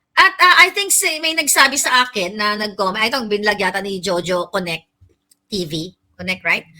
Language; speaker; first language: Filipino; non-native, local second language; Cebuano